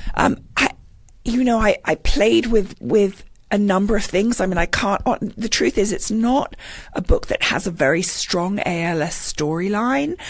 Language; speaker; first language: English; native; English